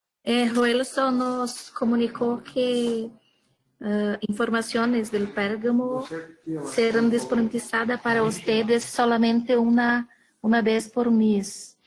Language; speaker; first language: Spanish; non-native, learner; Portuguese